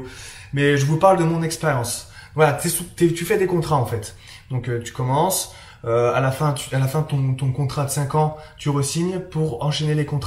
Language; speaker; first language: French; native; French